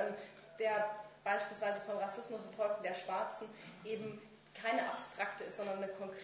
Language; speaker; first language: German; native; German